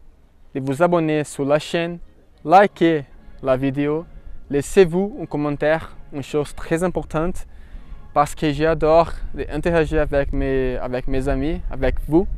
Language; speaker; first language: French; non-native, fluent; Portuguese